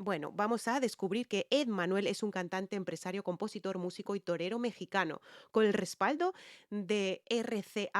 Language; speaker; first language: Spanish; native; Spanish